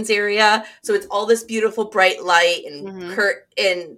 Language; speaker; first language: English; native; English